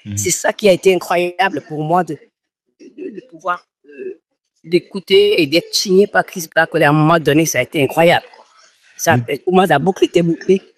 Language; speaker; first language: French; non-native, local second language; Fon